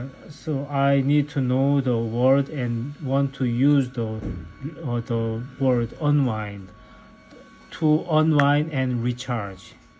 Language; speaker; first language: English; non-native, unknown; Korean